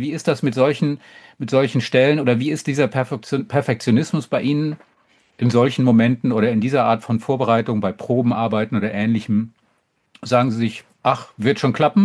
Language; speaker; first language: German; native; German